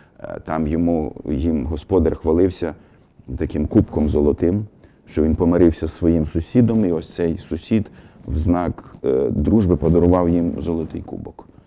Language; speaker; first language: Ukrainian; native; Ukrainian